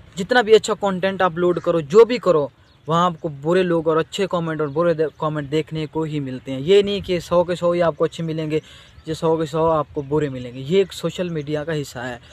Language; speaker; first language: Urdu; non-native, local second language; Saraiki